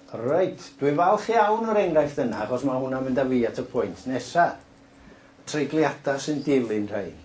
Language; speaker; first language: Welsh; native; Welsh